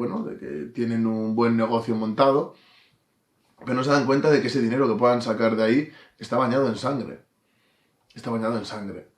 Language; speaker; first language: Spanish; native; Spanish